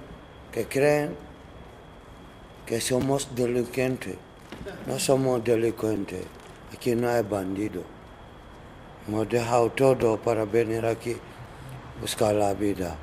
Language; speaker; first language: Spanish; non-native, learner; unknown